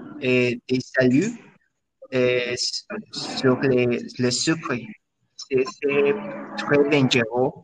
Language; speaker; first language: French; non-native, learner; Spanish